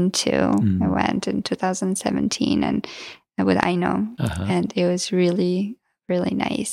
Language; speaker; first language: English; non-native, fluent; Georgian